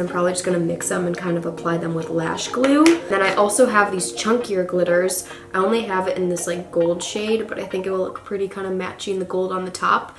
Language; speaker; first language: English; native; English